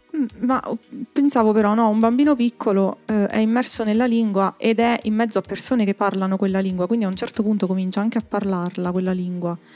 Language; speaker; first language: Italian; non-native, fluent; Croatian